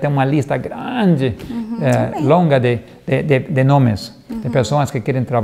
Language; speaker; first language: Portuguese; non-native, fluent; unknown